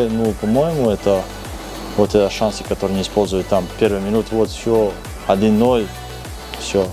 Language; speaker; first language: Russian; non-native, fluent; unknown